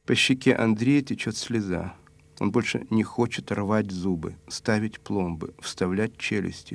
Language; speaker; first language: Russian; native; Russian